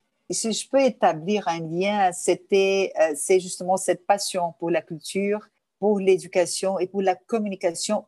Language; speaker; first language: French; non-native, fluent; Portuguese